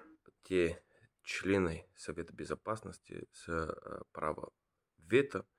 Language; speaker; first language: Russian; non-native, learner; Bulgarian